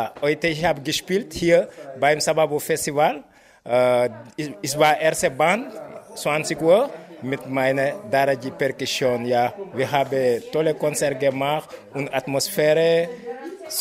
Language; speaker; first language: German; non-native, learner; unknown